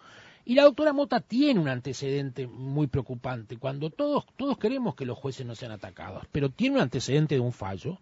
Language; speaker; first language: Spanish; native; Spanish